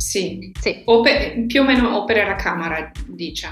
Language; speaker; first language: Italian; non-native, fluent; German